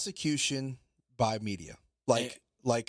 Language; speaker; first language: English; native; English